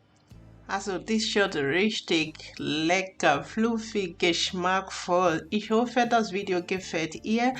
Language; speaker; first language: German; non-native, fluent; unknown